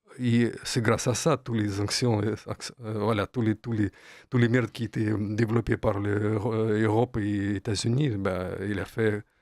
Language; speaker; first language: French; non-native, fluent; Russian